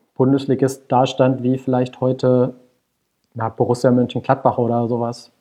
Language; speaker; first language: German; native; German